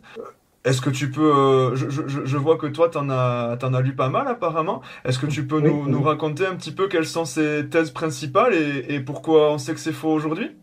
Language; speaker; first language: French; native; French